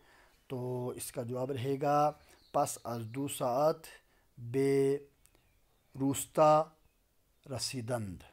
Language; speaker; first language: Persian; non-native, local second language; Urdu